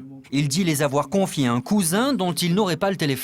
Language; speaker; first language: French; native; French